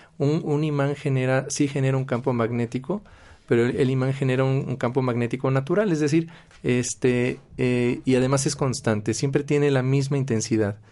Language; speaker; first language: Spanish; native; Spanish